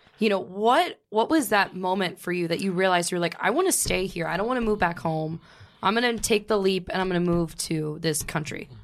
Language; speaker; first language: English; native; English